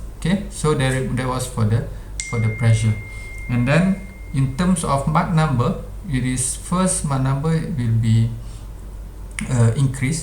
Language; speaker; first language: English; non-native, local second language; Malay